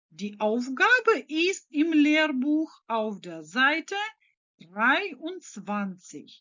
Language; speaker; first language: German; non-native, fluent; Ukrainian